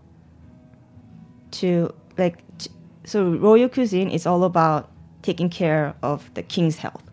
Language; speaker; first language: English; non-native, fluent; Korean